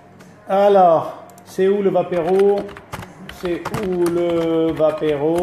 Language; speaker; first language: French; early bilingual, other home language; Italian